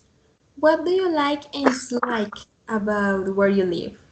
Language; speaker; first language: English; non-native, fluent; Spanish